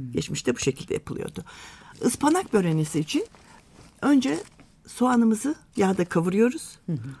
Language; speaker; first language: Turkish; native; Turkish